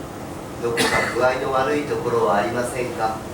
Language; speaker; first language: Japanese; native; Japanese